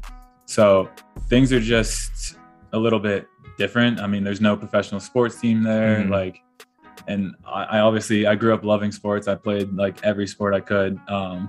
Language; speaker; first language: English; native; English